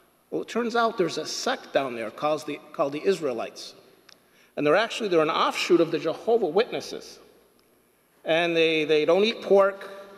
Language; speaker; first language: English; native; English